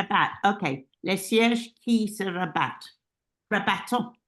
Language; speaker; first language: French; non-native, learner; English